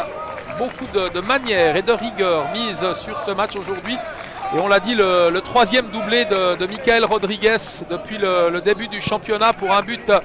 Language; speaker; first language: French; native; French